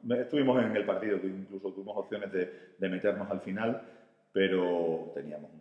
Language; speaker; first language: Spanish; native; Spanish